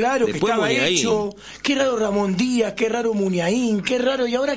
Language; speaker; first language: Spanish; native; Spanish